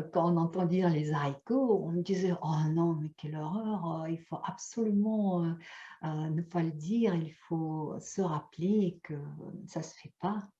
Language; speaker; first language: French; non-native, fluent; Russian